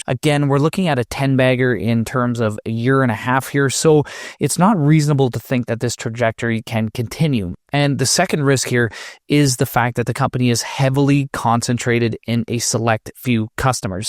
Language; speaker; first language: English; native; English